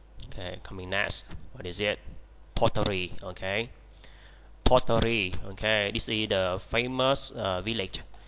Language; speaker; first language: English; non-native, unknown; Vietnamese